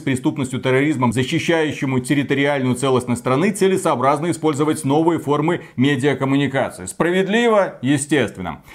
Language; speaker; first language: Russian; native; Russian